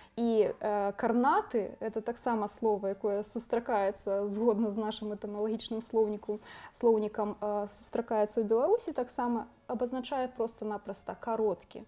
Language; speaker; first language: Belarusian; native; Belarusian